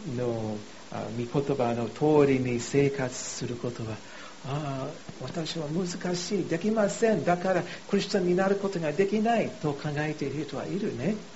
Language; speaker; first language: Japanese; non-native, fluent; English